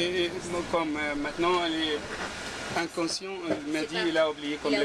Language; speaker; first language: French; non-native, fluent; Arabic